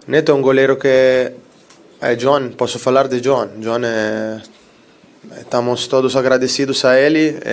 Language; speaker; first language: Portuguese; non-native, fluent; Italian